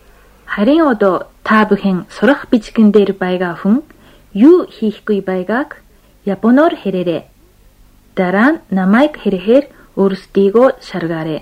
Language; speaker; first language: Mongolian; non-native, fluent; Japanese